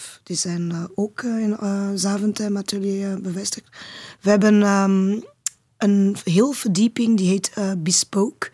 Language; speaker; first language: Dutch; non-native, learner; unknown